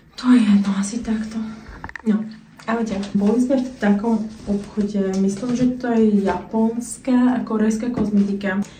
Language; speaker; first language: Slovak; early bilingual, heritage; Slovak